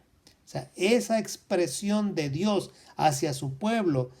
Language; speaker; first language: Spanish; native; Spanish